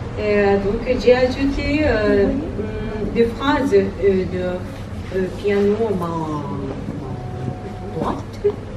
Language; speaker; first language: French; non-native, learner; Japanese